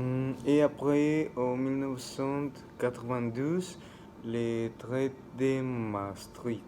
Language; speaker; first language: French; non-native, learner; Spanish